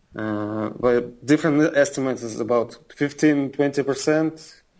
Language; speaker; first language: English; non-native, fluent; Russian